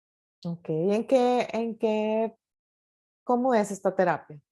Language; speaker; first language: Spanish; native; Spanish